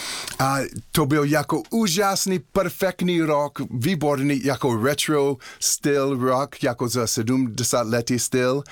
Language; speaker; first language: Czech; non-native, learner; English